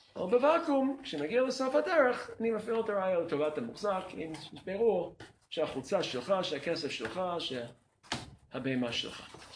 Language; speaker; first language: Hebrew; non-native, fluent; English